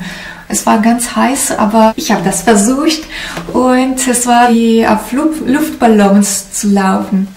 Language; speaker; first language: German; non-native, learner; Italian